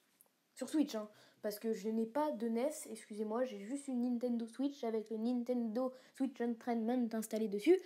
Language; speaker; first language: French; native; French